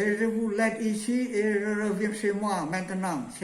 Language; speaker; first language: French; non-native, learner; Vietnamese